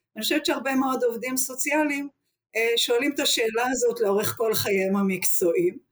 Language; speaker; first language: Hebrew; native; Hebrew